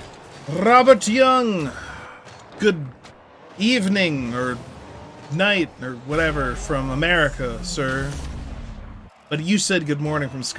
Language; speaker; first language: English; native; English